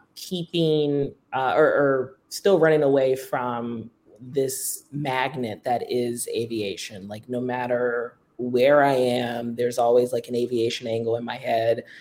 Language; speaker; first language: English; native; English